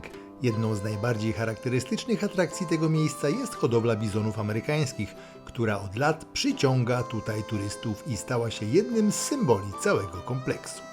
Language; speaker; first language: Polish; native; Polish